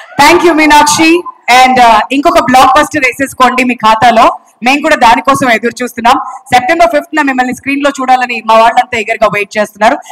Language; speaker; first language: Telugu; native; Telugu